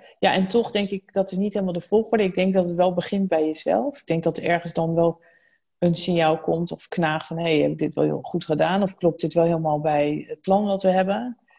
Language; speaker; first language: Dutch; native; Dutch